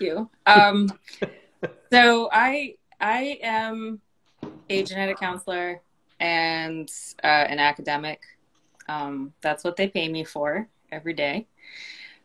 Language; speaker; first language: English; native; English